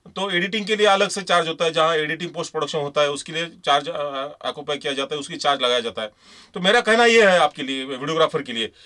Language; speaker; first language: Hindi; non-native, local second language; Marathi